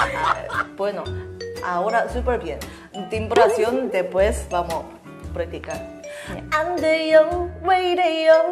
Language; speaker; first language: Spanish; non-native, learner; Korean